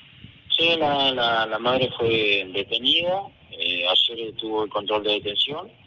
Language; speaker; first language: Spanish; native; Spanish